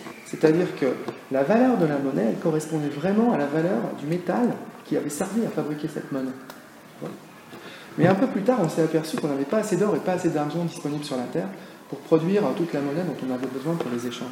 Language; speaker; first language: French; native; French